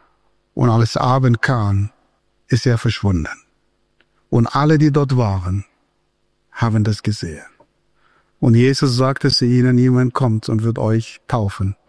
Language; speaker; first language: German; non-native, fluent; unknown